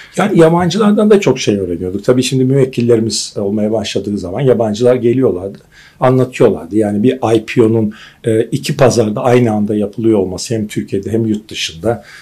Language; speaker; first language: Turkish; native; Turkish